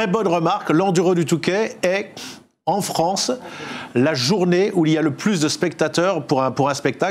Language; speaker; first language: French; native; French